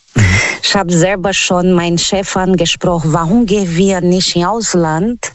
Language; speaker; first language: German; non-native, learner; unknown